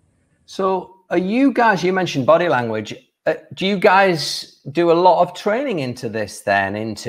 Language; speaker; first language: English; native; English